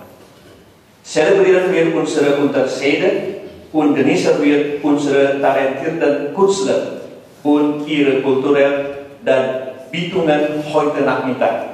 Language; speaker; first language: German; non-native, learner; Indonesian